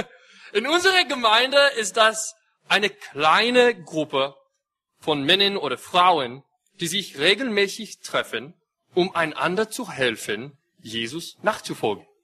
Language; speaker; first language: German; non-native, fluent; English